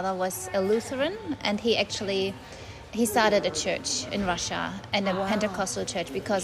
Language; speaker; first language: English; non-native, fluent; German